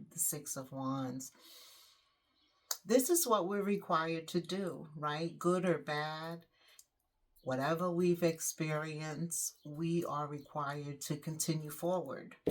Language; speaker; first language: English; native; English